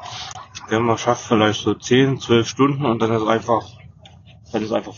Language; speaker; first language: German; native; German